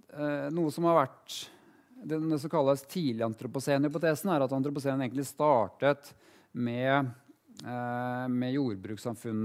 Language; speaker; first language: Norwegian; native; Norwegian